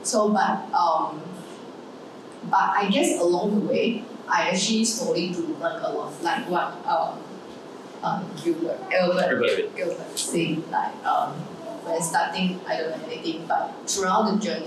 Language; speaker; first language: English; non-native, local second language; Chinese